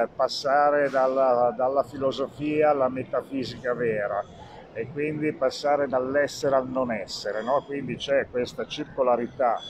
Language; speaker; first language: Italian; native; Italian